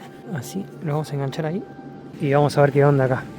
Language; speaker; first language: Spanish; native; Spanish